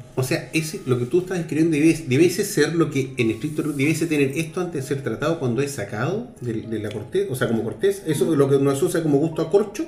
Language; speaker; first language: Spanish; native; Spanish